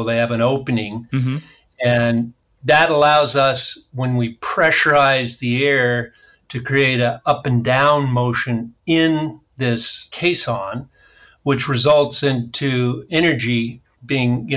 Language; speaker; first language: English; native; English